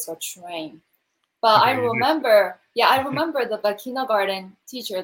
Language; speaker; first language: English; non-native, learner; Japanese